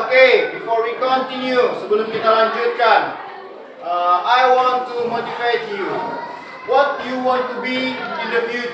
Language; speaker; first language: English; non-native, fluent; Indonesian